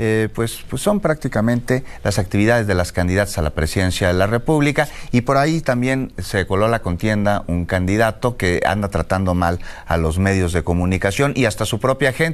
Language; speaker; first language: Spanish; native; Spanish